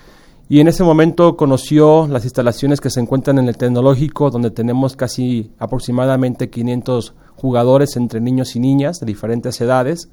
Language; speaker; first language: Spanish; native; Spanish